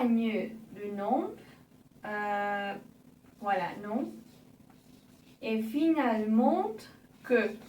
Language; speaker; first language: French; non-native, learner; Spanish